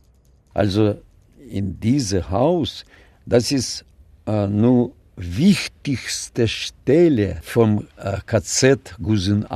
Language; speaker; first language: German; non-native, learner; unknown